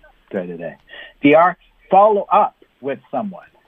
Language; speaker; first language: English; native; English